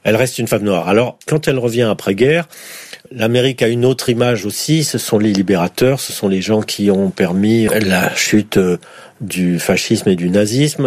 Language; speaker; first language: French; native; French